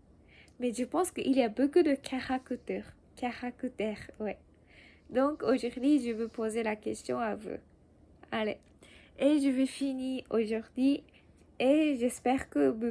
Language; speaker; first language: French; non-native, learner; Japanese